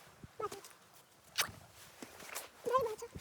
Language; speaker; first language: Italian; non-native, learner; Filipino